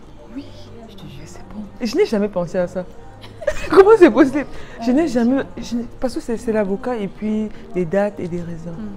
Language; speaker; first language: French; non-native, local second language; English